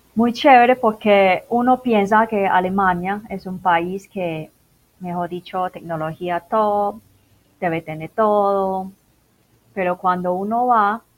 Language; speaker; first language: Spanish; non-native, fluent; Cantonese